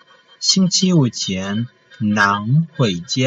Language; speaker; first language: Chinese; non-native, fluent; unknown